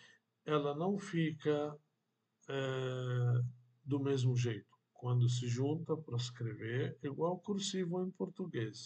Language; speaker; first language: Portuguese; non-native, fluent; Arabic